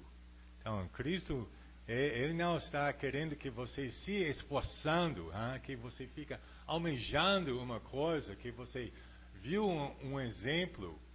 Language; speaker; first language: Portuguese; non-native, fluent; English